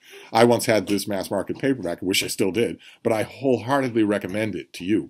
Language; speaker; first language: English; native; English